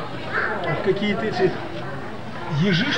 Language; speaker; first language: Russian; native; Russian